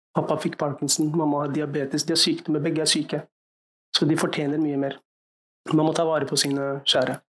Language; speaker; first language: Norwegian; early bilingual, other home language; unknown